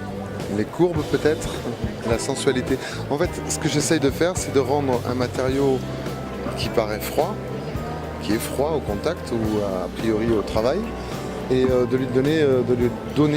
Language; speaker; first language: French; native; French